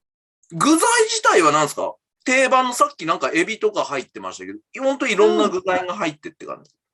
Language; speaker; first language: Japanese; native; Japanese